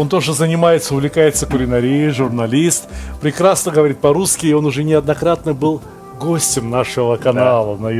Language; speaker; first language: Russian; native; Russian